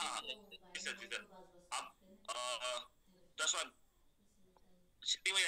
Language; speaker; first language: Hindi; native; Hindi